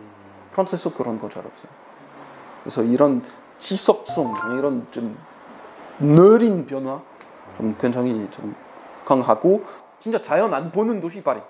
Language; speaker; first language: Korean; non-native, fluent; French